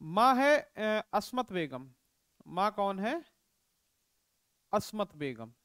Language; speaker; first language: Hindi; native; Hindi